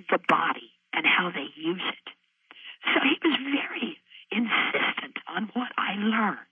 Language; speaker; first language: English; native; English